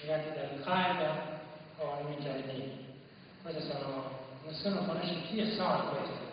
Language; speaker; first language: Italian; non-native, learner; Kurdish